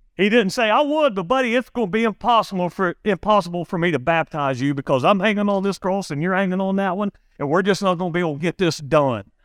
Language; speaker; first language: English; native; English